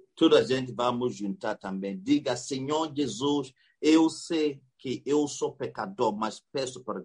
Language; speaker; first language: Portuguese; non-native, learner; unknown